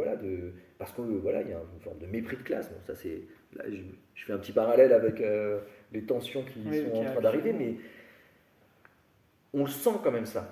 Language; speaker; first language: French; native; French